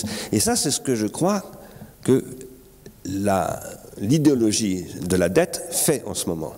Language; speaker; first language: French; native; French